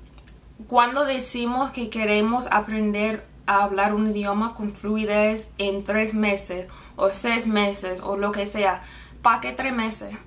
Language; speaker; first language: Spanish; non-native, fluent; English